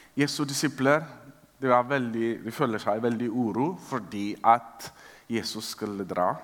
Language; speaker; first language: Norwegian; non-native, fluent; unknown